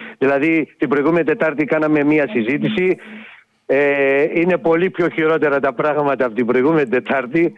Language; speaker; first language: Greek; native; Greek